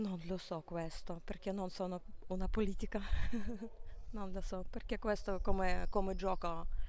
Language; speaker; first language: Italian; non-native, learner; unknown